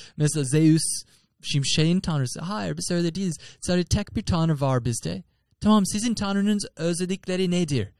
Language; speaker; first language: Turkish; non-native, fluent; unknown